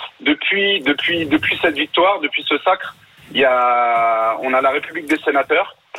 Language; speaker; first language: French; early bilingual, other home language; Arabic